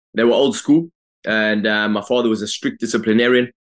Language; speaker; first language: English; native; English